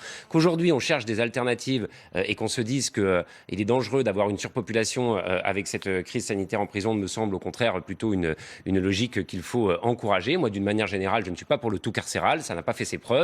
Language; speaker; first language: French; native; French